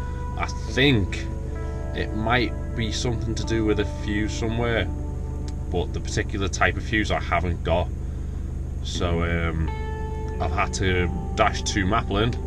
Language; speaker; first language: English; native; English